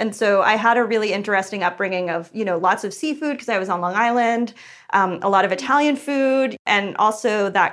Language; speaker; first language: English; native; English